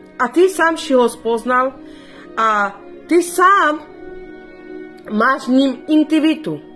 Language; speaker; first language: Slovak; non-native, local second language; Romany